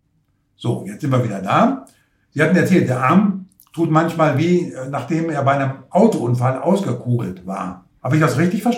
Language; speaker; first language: German; native; German